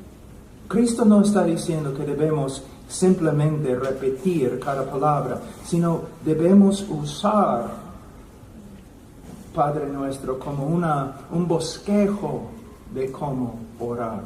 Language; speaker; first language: Spanish; non-native, fluent; English